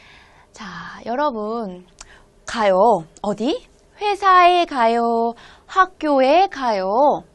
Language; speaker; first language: Korean; non-native, fluent; Hmong